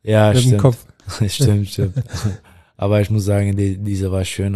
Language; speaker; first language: German; non-native, learner; Dutch